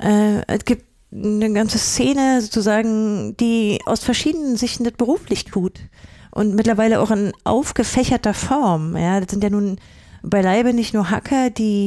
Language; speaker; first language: German; native; German